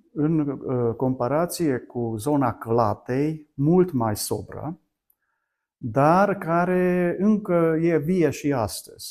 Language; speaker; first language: Romanian; non-native, local second language; Hungarian